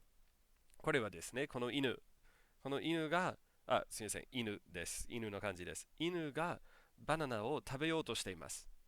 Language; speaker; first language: Japanese; non-native, fluent; English